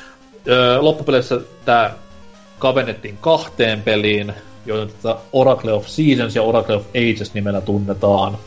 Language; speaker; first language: Finnish; native; Finnish